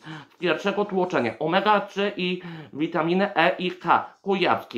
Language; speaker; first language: Polish; native; Polish